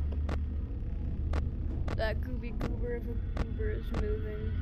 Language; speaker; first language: English; native; English